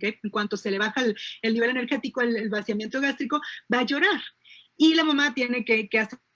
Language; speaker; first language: Spanish; native; Spanish